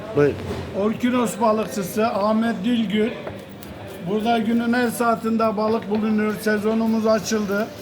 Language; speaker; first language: Turkish; native; Turkish